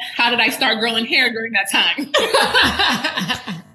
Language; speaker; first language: English; native; English